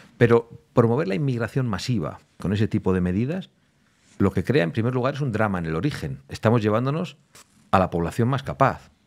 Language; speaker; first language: Spanish; native; Spanish